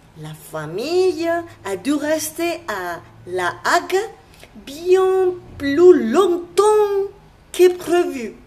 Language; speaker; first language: French; non-native, fluent; Spanish